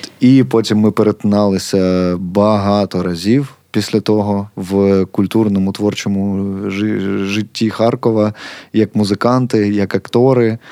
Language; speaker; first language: Ukrainian; native; Ukrainian